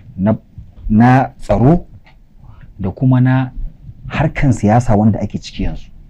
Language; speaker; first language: Hausa; non-native, local second language; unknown